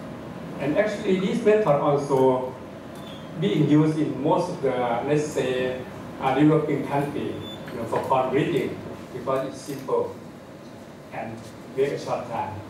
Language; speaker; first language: English; non-native, fluent; Thai